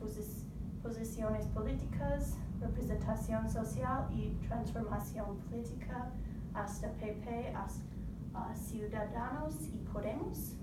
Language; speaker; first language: Spanish; non-native, learner; English